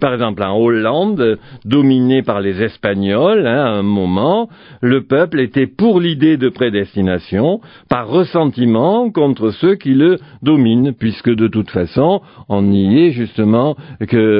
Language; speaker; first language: French; native; French